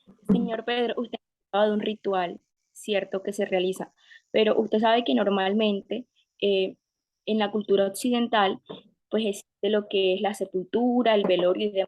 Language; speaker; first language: Spanish; native; Spanish